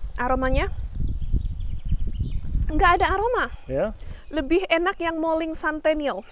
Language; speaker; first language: Indonesian; native; Indonesian